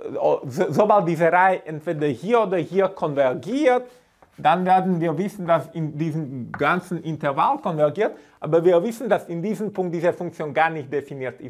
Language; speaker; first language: German; non-native, fluent; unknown